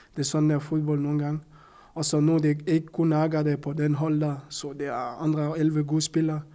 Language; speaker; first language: Danish; non-native, fluent; French